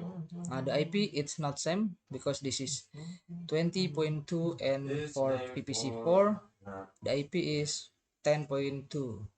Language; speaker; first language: English; non-native, learner; Indonesian